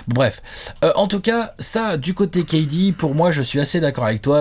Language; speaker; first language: French; native; French